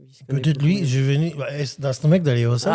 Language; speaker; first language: French; non-native, learner; Armenian